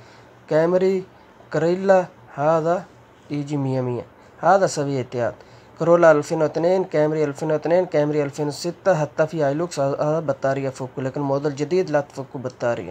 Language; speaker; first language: Arabic; non-native, learner; Urdu